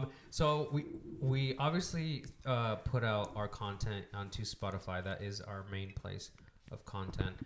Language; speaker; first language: English; early bilingual, other home language; Spanish